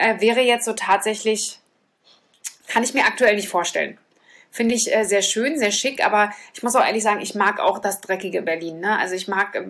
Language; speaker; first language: German; native; German